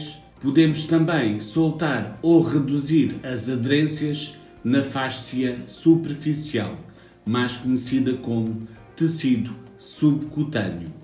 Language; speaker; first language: Portuguese; native; Portuguese